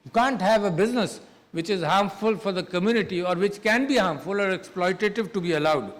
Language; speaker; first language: English; non-native, local second language; Urdu